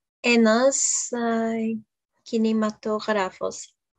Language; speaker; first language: Greek; non-native, learner; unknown